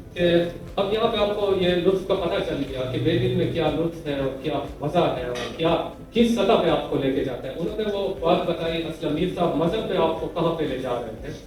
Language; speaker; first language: Urdu; non-native, local second language; Pashto